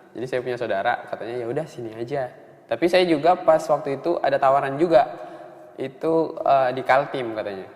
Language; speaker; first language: Indonesian; native; Indonesian